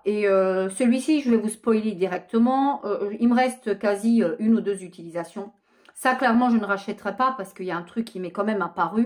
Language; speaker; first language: French; native; French